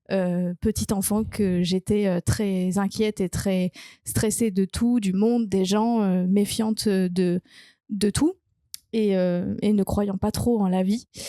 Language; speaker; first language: French; native; French